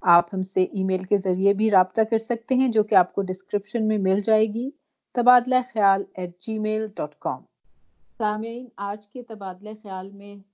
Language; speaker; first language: Urdu; native; Urdu